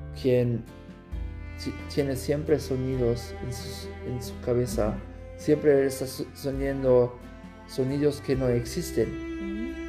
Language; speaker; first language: Spanish; non-native, learner; German